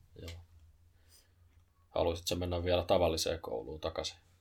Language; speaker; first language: Finnish; native; Finnish